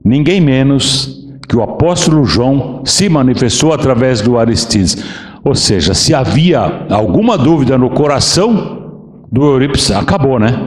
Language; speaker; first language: Portuguese; native; Portuguese